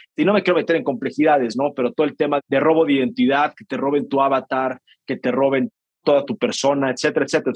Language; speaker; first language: Spanish; native; Spanish